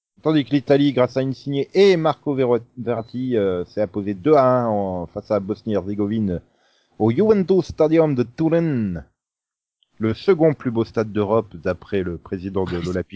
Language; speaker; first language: French; native; French